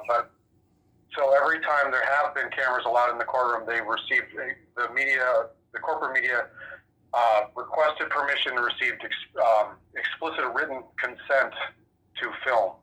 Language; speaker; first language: English; native; English